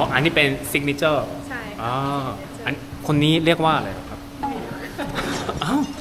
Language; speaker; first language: Thai; non-native, fluent; Korean